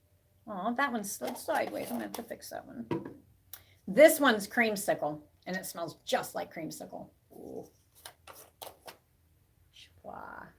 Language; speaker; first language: English; native; English